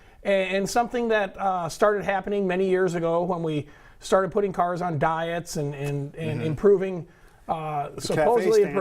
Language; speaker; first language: English; native; English